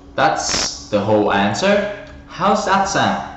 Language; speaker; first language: English; non-native, fluent; Vietnamese